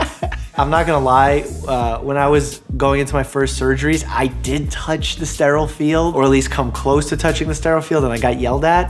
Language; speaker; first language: English; native; English